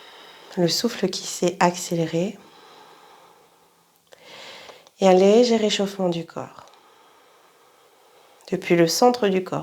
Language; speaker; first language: French; native; French